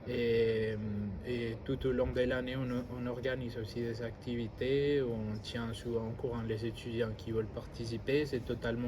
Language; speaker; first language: French; non-native, fluent; Spanish